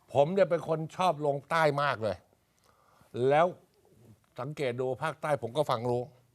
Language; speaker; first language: Thai; native; Thai